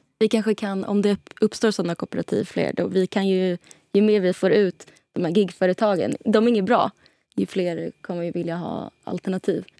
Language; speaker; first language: Swedish; native; Swedish